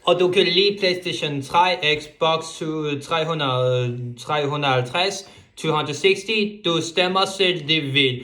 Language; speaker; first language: Danish; non-native, local second language; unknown